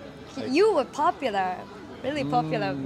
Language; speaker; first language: English; non-native, learner; Japanese